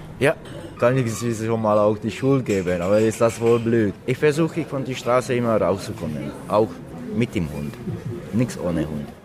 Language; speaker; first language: German; non-native, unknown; Slovak